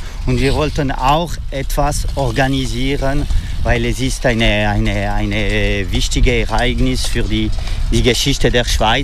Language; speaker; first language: German; non-native, fluent; French